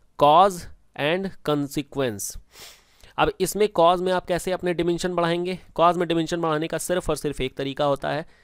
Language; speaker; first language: Hindi; native; Hindi